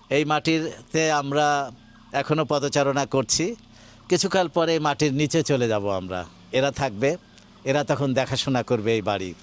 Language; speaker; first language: Bangla; native; Bangla